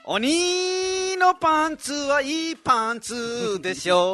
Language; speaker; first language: Japanese; non-native, fluent; Nepali